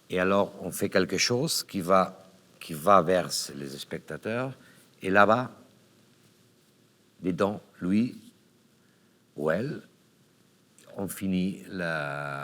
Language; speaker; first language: French; non-native, learner; Catalan